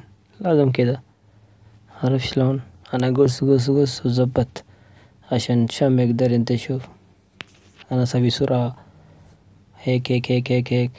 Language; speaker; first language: Arabic; non-native, learner; Urdu